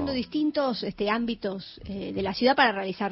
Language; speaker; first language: Spanish; native; Spanish